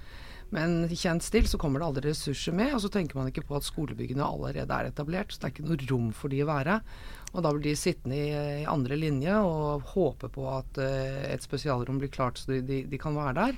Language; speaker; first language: Norwegian; native; Norwegian